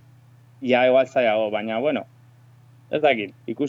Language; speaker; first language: Basque; non-native, local second language; Spanish